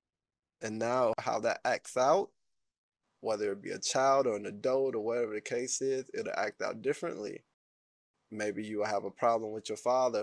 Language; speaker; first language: English; native; English